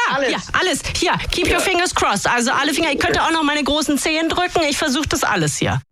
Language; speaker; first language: German; native; German